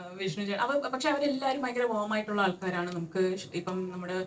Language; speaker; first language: Malayalam; native; Malayalam